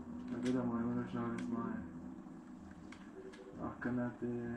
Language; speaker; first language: German; native; German